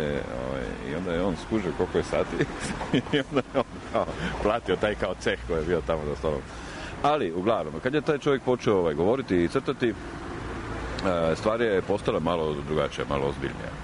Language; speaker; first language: Croatian; native; Croatian